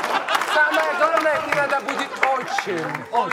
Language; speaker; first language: Russian; non-native, local second language; Georgian